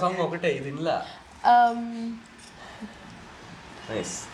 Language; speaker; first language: Telugu; native; Telugu